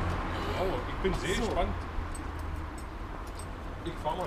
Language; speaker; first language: German; native; German